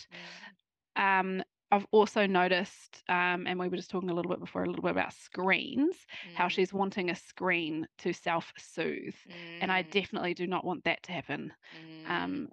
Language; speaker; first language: English; native; English